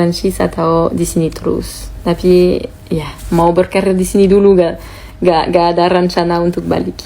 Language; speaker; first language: Indonesian; non-native, learner; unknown